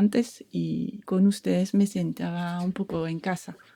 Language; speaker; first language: Spanish; non-native, fluent; French